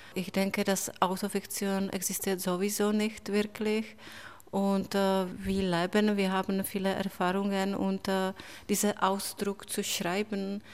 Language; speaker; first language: German; non-native, fluent; Czech